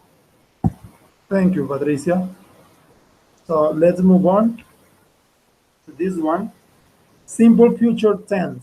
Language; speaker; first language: English; non-native, fluent; Spanish